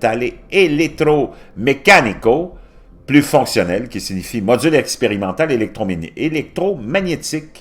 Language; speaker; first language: French; native; French